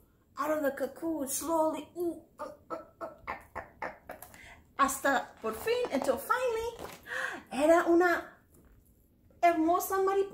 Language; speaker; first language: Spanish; non-native, fluent; English